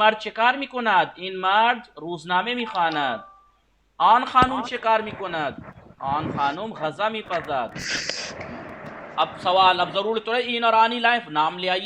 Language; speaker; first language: Persian; non-native, fluent; Urdu